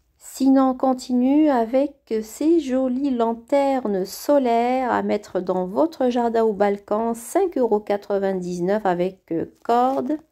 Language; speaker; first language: French; native; French